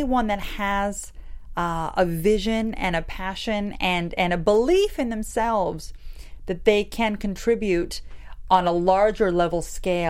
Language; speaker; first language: English; native; English